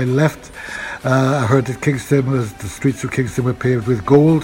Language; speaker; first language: English; native; English